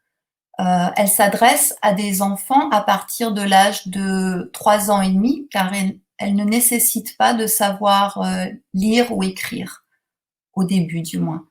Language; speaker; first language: French; native; French